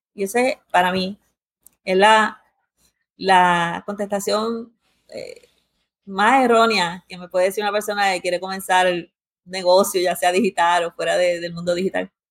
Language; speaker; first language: Spanish; early bilingual, heritage; Spanish